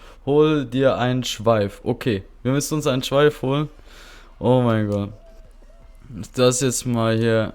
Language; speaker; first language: German; non-native, local second language; Swiss German